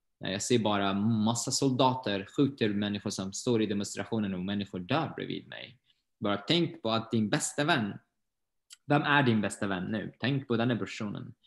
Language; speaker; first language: Swedish; non-native, fluent; Arabic